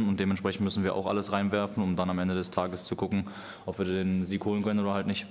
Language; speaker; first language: German; native; German